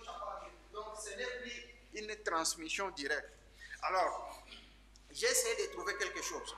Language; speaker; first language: French; non-native, local second language; Swahili